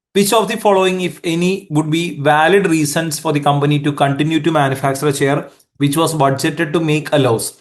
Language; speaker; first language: English; non-native, local second language; Malayalam